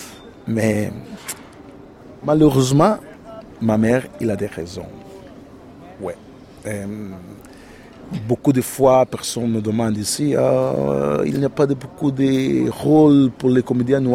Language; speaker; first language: French; non-native, learner; Portuguese